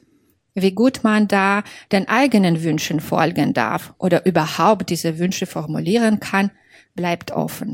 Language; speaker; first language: German; non-native, fluent; Russian